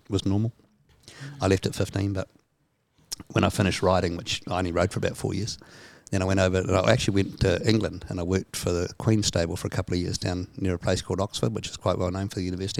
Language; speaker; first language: English; native; English